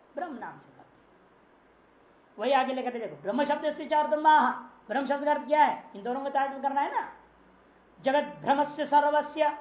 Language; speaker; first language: Hindi; non-native, local second language; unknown